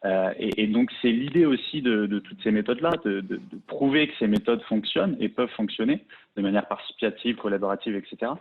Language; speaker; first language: French; native; French